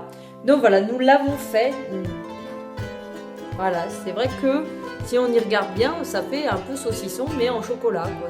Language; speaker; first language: French; native; French